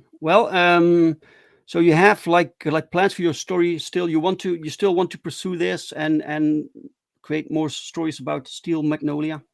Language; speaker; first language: English; non-native, fluent; Dutch